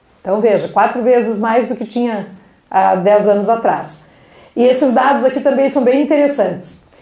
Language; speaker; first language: Portuguese; native; Portuguese